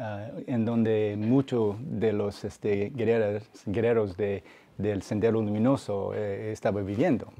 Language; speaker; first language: Spanish; non-native, fluent; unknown